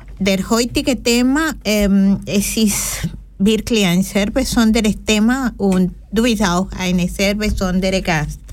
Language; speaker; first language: German; non-native, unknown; Spanish